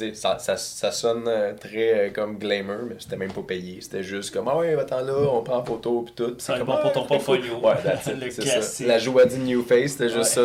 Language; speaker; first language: French; native; French